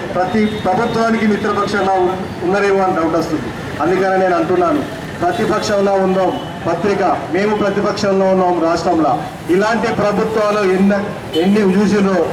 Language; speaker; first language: Telugu; native; Telugu